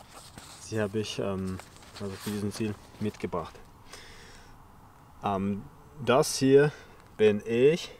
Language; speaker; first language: German; early bilingual, other home language; Chechen